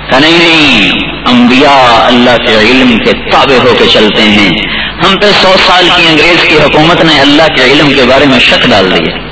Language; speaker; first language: Urdu; non-native, local second language; Punjabi